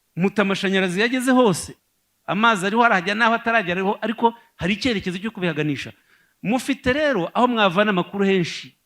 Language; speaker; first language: Kinyarwanda; native; Kinyarwanda